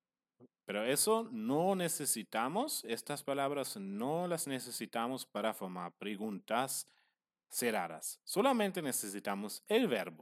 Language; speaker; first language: Spanish; non-native, fluent; German